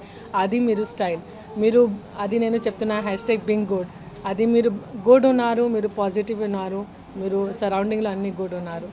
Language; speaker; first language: Telugu; non-native, learner; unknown